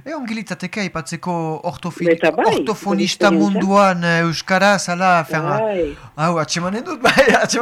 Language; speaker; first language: Basque; native; Basque